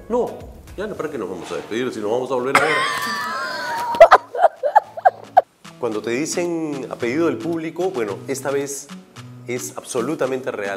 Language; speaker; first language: Spanish; native; Spanish